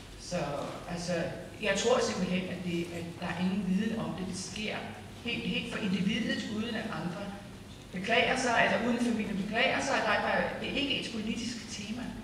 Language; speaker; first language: Danish; native; Danish